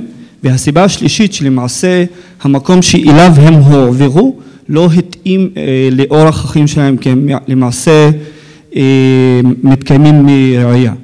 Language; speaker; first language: Hebrew; non-native, local second language; Arabic